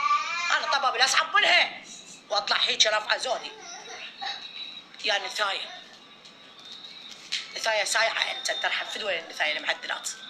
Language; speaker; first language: Arabic; native; Arabic